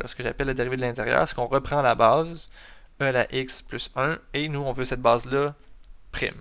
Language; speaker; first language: French; native; French